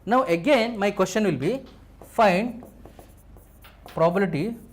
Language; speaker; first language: English; non-native, local second language; Telugu